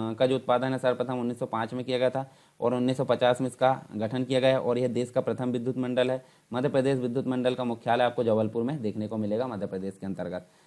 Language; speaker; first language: Hindi; native; Hindi